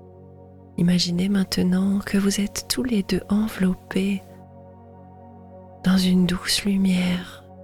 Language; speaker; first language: French; native; French